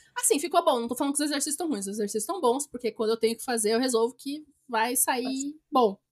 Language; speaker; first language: Portuguese; native; Portuguese